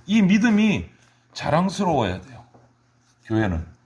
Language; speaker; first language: Korean; native; Korean